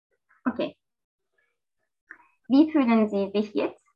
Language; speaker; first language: German; non-native, learner; Turkish